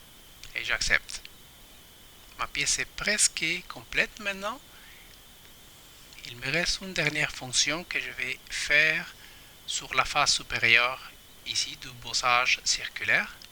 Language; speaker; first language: French; non-native, fluent; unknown